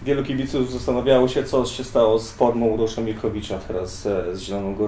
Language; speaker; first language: Polish; native; Polish